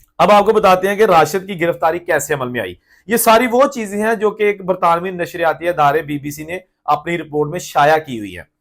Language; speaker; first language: Urdu; non-native, local second language; Punjabi